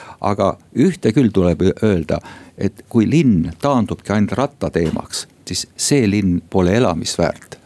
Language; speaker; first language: Estonian; native; Estonian